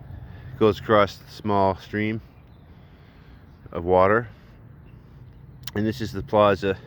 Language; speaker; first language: English; native; English